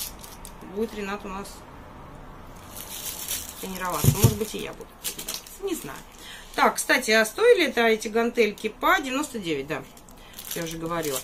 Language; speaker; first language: Russian; native; Russian